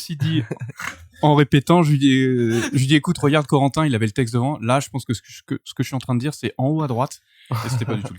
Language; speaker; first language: French; native; French